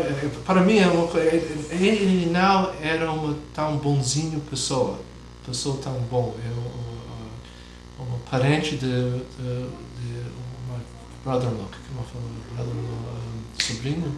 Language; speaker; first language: Portuguese; non-native, fluent; English